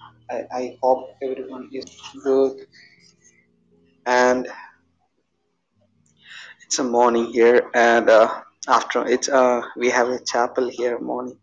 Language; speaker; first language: English; non-native, local second language; Malayalam